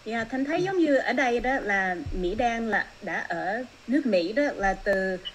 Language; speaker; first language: Vietnamese; early bilingual, heritage; Vietnamese